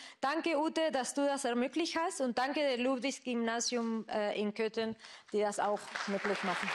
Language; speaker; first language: German; non-native, fluent; Spanish